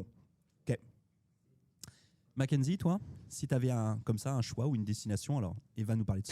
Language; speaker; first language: French; native; French